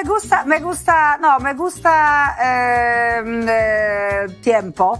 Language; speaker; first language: Spanish; non-native, learner; Polish